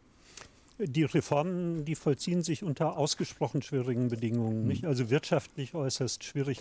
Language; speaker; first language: German; native; German